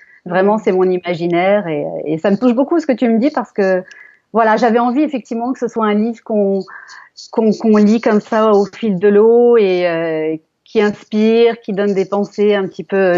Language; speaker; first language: French; native; French